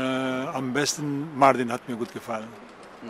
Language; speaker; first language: German; non-native, fluent; Kurdish